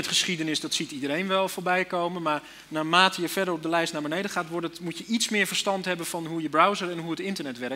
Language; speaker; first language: Dutch; native; Dutch